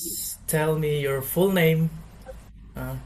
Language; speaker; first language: English; non-native, learner; Indonesian